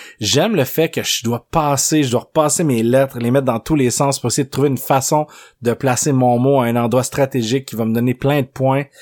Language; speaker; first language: French; native; French